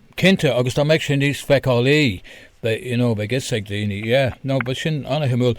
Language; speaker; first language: Irish; non-native, local second language; English